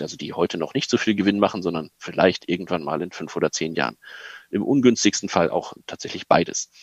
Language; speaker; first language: German; native; German